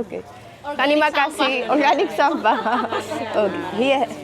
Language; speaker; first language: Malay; non-native, learner; Arabic